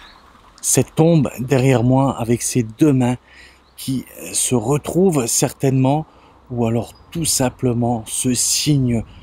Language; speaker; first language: French; native; French